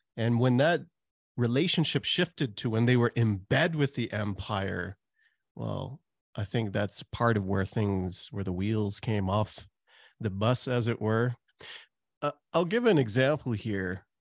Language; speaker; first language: English; native; English